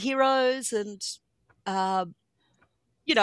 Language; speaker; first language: English; native; English